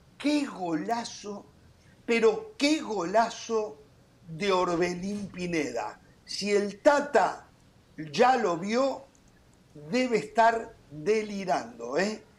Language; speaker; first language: Spanish; native; Spanish